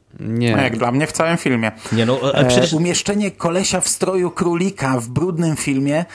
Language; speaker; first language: Polish; native; Polish